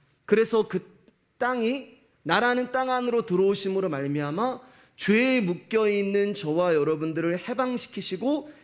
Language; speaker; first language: Korean; native; Korean